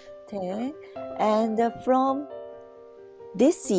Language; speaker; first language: English; non-native, learner; Japanese